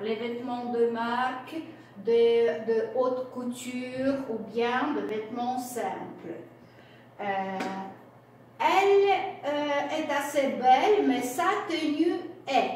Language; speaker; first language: French; non-native, fluent; Russian